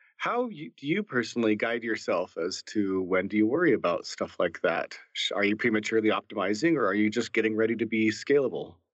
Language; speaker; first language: English; native; English